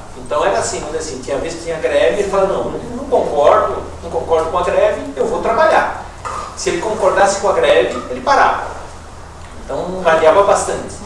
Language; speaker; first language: Portuguese; native; Portuguese